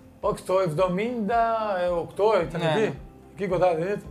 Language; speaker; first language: Greek; non-native, fluent; Portuguese